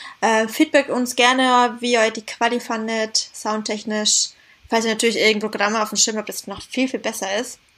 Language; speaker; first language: German; native; German